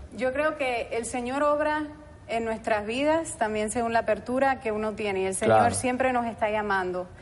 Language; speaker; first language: Spanish; early bilingual, heritage; Spanish